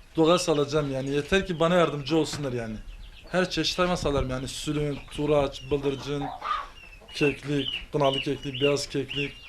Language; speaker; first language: Turkish; native; Turkish